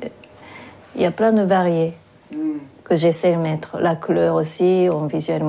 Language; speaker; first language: French; non-native, fluent; Japanese